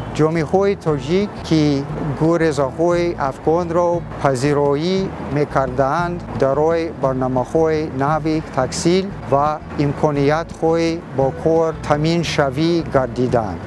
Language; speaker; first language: Tajik; non-native, learner; English